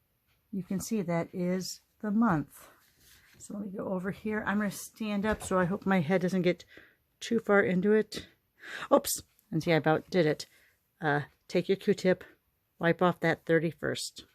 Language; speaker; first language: English; native; English